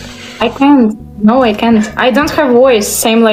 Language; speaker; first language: English; non-native, learner; Russian